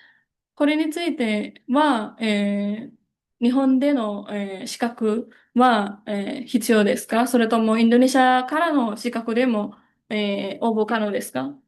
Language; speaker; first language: Japanese; non-native, fluent; Indonesian